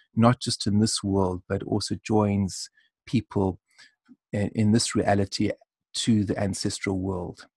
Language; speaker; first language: English; native; English